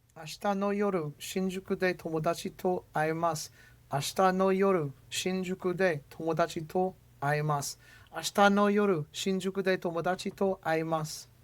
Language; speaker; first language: Japanese; non-native, learner; English